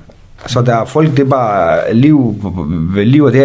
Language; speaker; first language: Danish; non-native, fluent; Kurdish